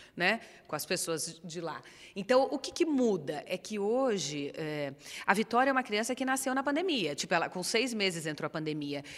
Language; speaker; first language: Portuguese; native; Portuguese